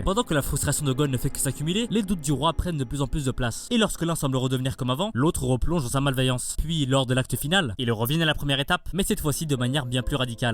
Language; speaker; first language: French; native; French